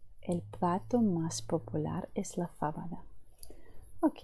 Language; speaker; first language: Spanish; non-native, fluent; Ukrainian